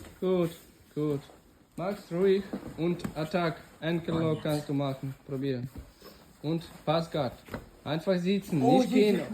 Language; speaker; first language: German; non-native, learner; Ukrainian